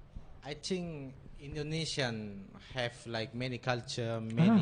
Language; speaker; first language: English; non-native, learner; Indonesian